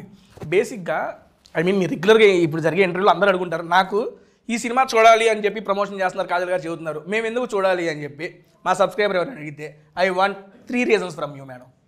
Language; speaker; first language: Telugu; native; Telugu